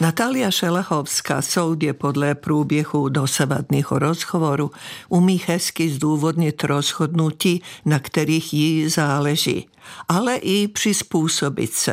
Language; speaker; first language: Czech; non-native, fluent; Serbian